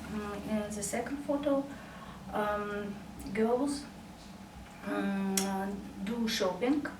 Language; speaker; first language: English; non-native, learner; Russian